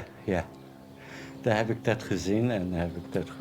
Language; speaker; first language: Dutch; non-native, fluent; Persian